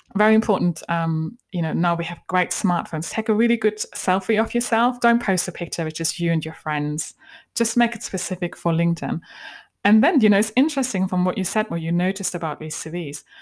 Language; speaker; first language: English; non-native, fluent; German